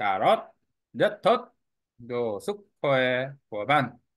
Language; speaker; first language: Vietnamese; non-native, learner; Korean